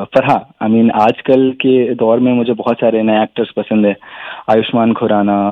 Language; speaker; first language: Hindi; native; Hindi